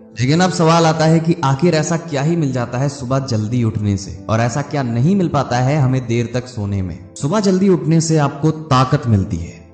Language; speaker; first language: Hindi; native; Hindi